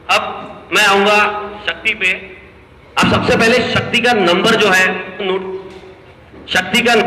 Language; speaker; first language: Hindi; non-native, local second language; Marathi